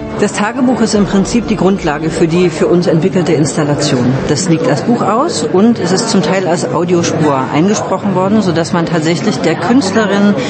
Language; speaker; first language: German; native; German